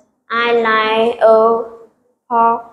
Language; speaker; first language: English; non-native, learner; Vietnamese